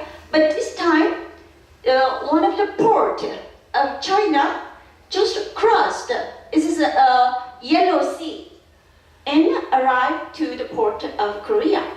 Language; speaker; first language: English; non-native, fluent; Korean